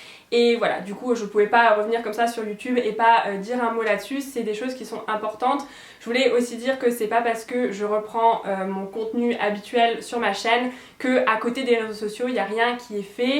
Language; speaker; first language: French; native; French